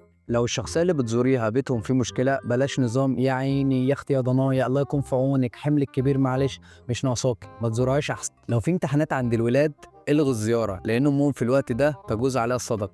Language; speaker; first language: Arabic; native; Arabic